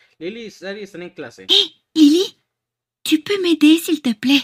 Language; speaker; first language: French; non-native, learner; Spanish